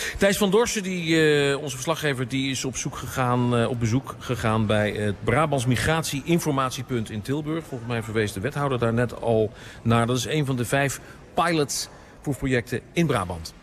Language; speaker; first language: Dutch; native; Dutch